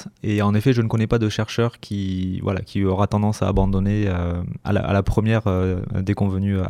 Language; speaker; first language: French; native; French